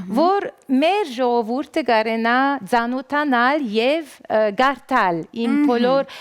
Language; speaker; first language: Armenian; early bilingual, heritage; Armenian